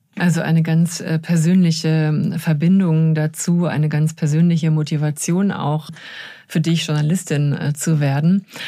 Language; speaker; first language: German; native; German